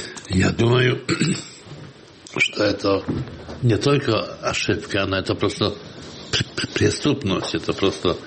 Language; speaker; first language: Russian; non-native, fluent; Polish